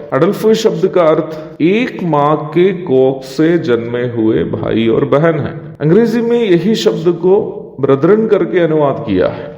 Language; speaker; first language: Hindi; non-native, local second language; Malayalam